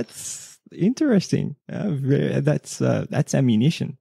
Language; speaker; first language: English; native; English